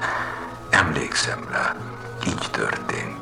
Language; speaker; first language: Hungarian; native; Hungarian